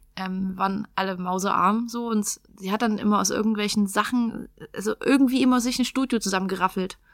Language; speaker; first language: German; native; German